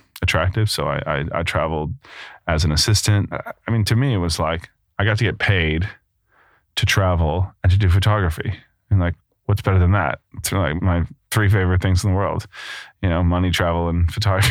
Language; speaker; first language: English; native; English